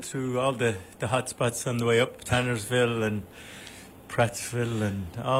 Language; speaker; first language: English; native; English